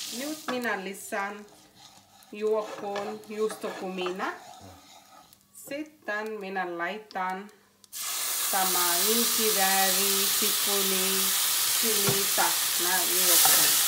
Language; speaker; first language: Finnish; non-native, learner; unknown